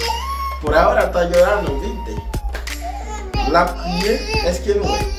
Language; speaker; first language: Spanish; non-native, learner; Haitian Creole